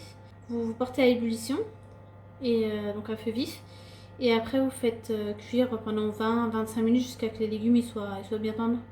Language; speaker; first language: French; native; French